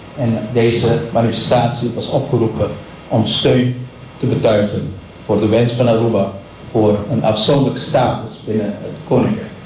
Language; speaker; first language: Dutch; non-native, local second language; Papiamento